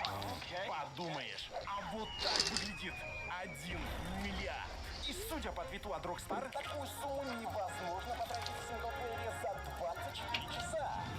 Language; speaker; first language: Russian; native; Russian